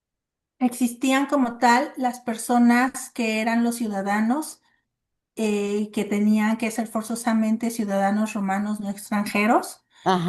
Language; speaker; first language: Spanish; native; Spanish